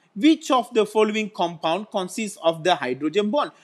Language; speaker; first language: English; non-native, local second language; Malay